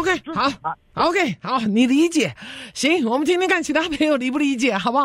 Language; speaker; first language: Chinese; native; Chinese